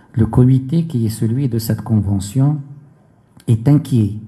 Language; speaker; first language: French; non-native, local second language; Arabic